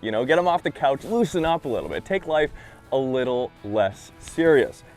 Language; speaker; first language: English; native; English